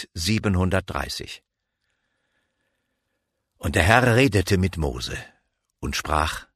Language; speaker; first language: German; native; German